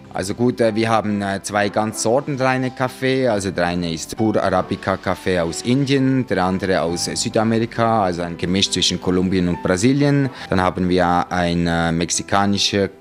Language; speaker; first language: German; native; German